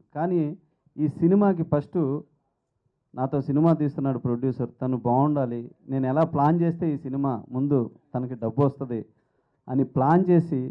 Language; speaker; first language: Telugu; native; Telugu